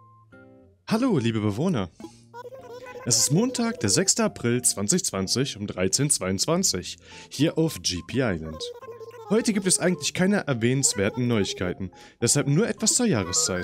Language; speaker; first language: German; native; German